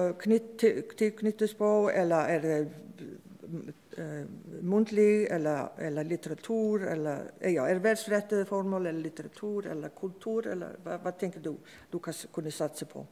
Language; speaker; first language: Danish; non-native, fluent; Icelandic